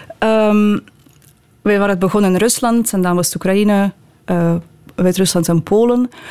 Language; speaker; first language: Dutch; non-native, fluent; Ukrainian